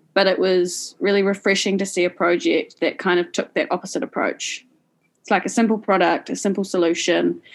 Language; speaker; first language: English; native; English